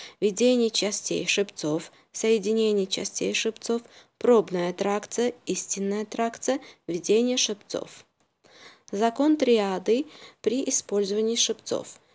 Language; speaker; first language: Russian; non-native, local second language; Uzbek